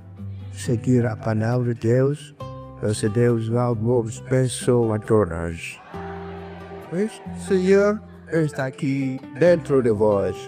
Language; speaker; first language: Portuguese; non-native, learner; Lingala